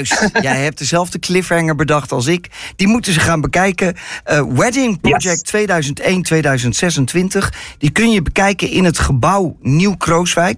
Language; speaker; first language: Dutch; native; Dutch